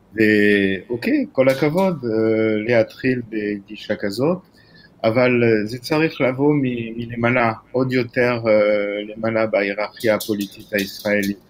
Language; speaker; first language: Hebrew; non-native, fluent; French